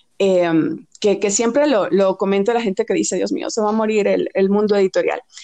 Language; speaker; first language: Spanish; native; Spanish